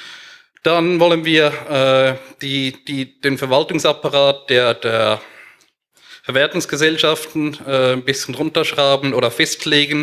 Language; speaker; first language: German; native; German